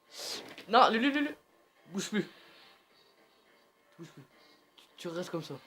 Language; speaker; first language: French; native; French